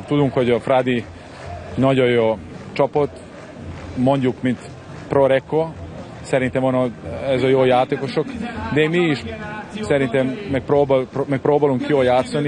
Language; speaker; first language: Hungarian; non-native, learner; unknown